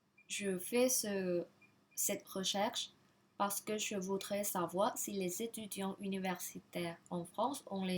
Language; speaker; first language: French; non-native, learner; Thai